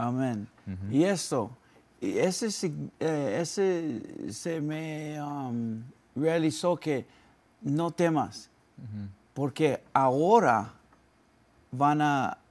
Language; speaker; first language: Spanish; early bilingual, heritage; Spanish